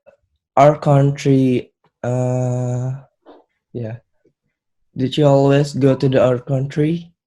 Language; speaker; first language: English; non-native, learner; Indonesian